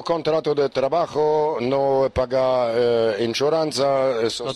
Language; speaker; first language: Spanish; non-native, learner; German